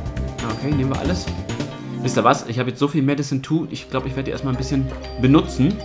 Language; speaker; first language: German; native; German